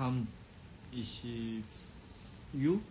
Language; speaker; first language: Korean; non-native, fluent; Chinese